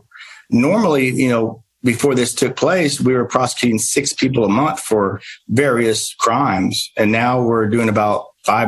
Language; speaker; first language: English; native; English